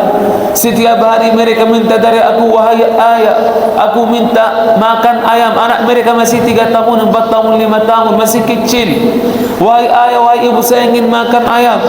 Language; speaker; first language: Indonesian; non-native, fluent; Arabic